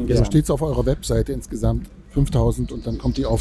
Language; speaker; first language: German; native; German